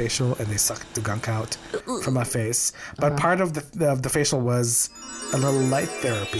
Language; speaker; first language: English; non-native, local second language; Filipino